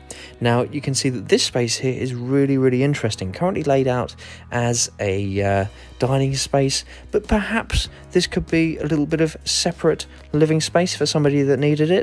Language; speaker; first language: English; native; English